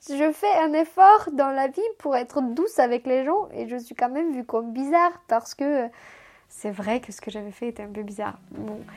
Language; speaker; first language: French; non-native, fluent; Romanian